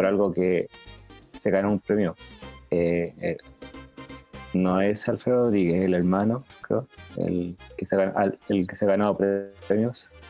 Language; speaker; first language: Spanish; native; Spanish